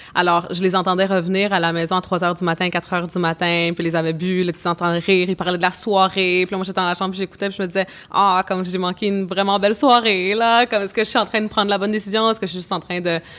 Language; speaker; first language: French; native; French